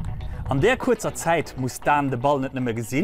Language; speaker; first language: German; non-native, local second language; Luxembourgish